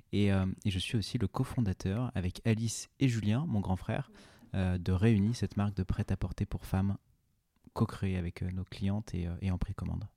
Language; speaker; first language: French; native; French